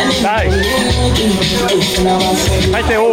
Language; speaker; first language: English; non-native, learner; Korean